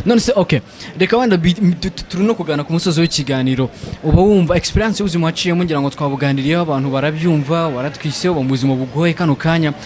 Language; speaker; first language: Kinyarwanda; native; Kinyarwanda